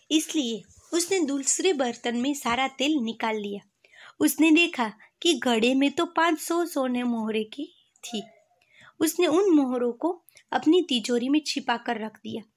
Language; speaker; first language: Hindi; non-native, local second language; Gujarati